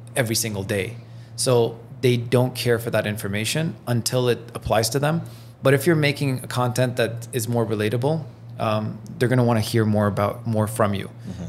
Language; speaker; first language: English; non-native, fluent; French